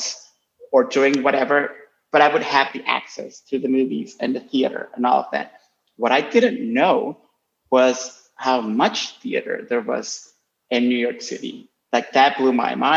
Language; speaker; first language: English; non-native, fluent; Spanish